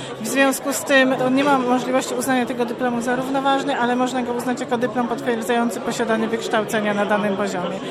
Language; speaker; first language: Polish; native; Polish